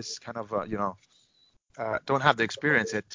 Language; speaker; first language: English; non-native, fluent; Finnish